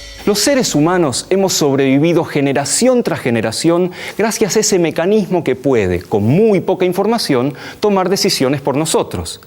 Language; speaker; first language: Spanish; native; Spanish